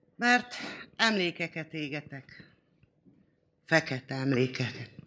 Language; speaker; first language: Hungarian; non-native, local second language; Romany